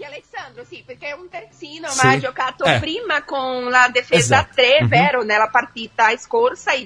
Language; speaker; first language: Italian; non-native, fluent; Portuguese